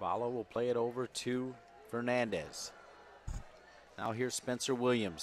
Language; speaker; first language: English; native; English